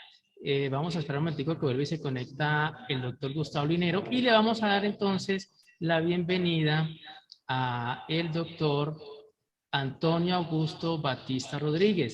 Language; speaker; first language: Spanish; native; Spanish